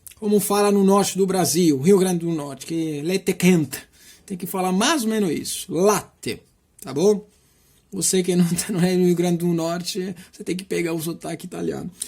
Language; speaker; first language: Portuguese; non-native, fluent; Italian